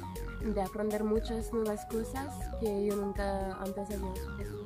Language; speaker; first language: Spanish; non-native, learner; French